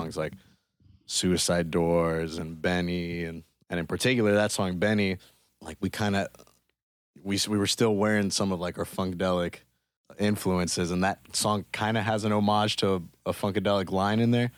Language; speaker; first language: English; native; English